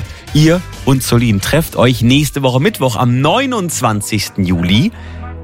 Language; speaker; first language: German; native; German